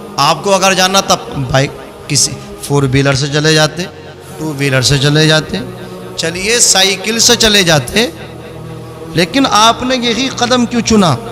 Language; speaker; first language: Urdu; native; Urdu